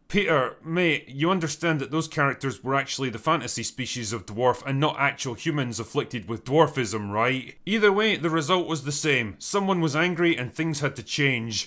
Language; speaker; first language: English; native; English